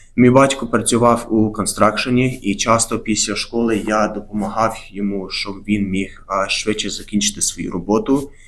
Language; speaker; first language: Ukrainian; early bilingual, heritage; Ukrainian